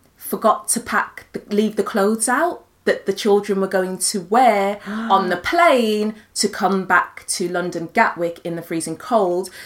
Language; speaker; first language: English; native; English